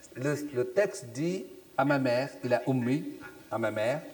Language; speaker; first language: French; non-native, local second language; Arabic